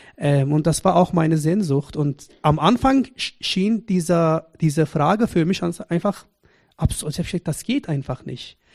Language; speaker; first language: German; non-native, fluent; Persian